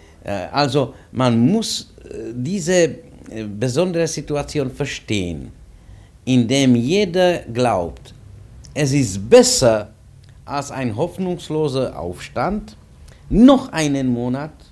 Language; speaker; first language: German; non-native, fluent; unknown